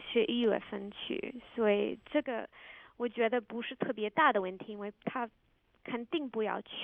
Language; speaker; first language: Chinese; non-native, fluent; English